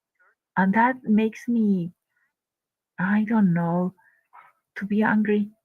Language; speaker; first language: English; non-native, learner; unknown